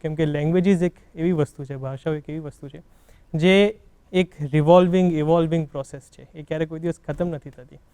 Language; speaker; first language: Gujarati; native; Gujarati